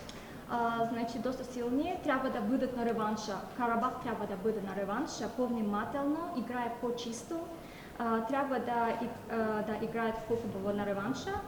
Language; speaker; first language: Bulgarian; non-native, learner; Azerbaijani